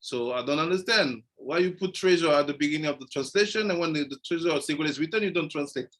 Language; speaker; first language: English; non-native, fluent; French